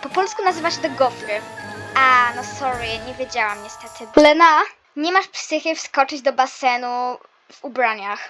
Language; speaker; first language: Polish; native; Polish